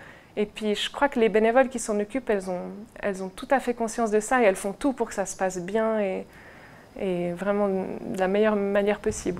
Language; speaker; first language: French; native; French